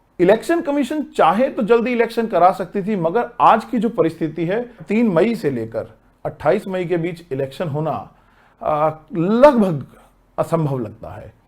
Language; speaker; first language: Hindi; native; Hindi